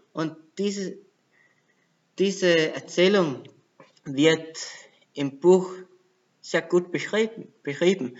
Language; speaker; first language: German; non-native, learner; Danish